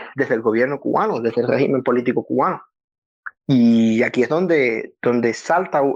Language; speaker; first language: Spanish; native; Spanish